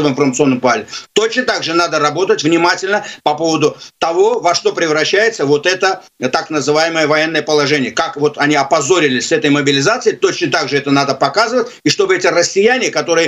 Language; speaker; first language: Russian; non-native, local second language; Azerbaijani